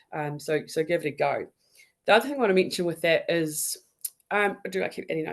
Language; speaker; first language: English; native; English